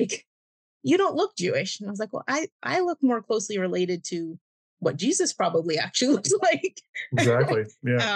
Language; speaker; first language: English; native; English